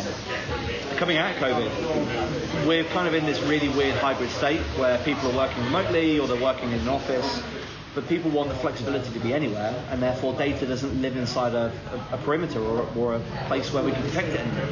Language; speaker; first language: English; native; English